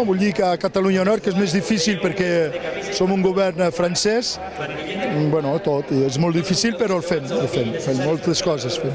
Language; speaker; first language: Catalan; non-native, local second language; French